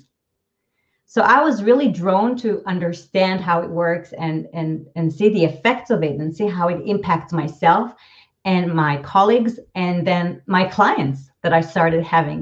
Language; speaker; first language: English; non-native, fluent; Hebrew